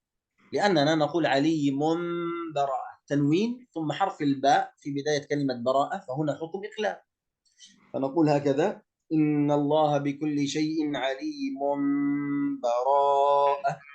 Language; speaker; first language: Arabic; native; Arabic